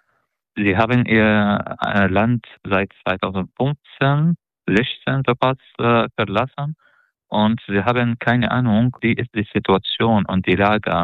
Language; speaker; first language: German; non-native, fluent; Arabic